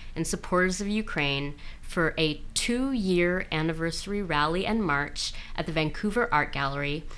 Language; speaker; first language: English; native; English